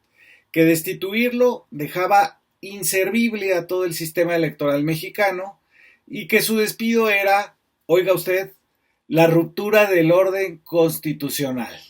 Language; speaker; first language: Spanish; native; Spanish